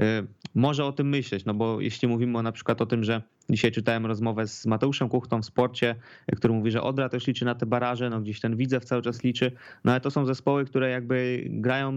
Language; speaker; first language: Polish; native; Polish